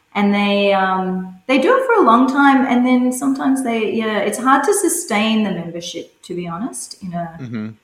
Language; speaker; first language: English; native; English